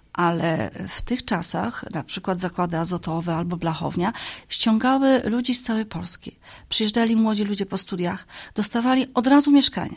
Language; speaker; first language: Polish; native; Polish